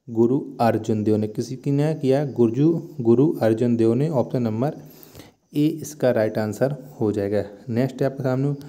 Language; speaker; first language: Hindi; native; Hindi